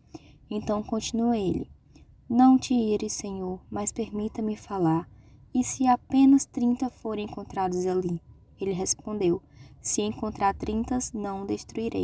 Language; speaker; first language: Portuguese; native; Portuguese